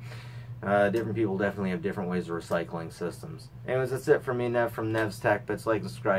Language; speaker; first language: English; native; English